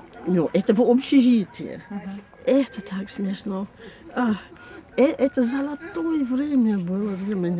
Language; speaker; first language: Russian; non-native, fluent; English